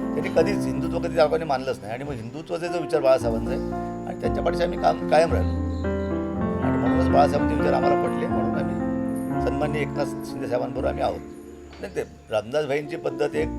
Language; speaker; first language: Marathi; native; Marathi